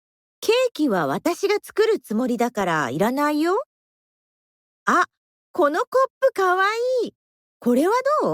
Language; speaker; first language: Japanese; non-native, learner; Indonesian